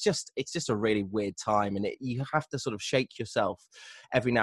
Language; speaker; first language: English; native; English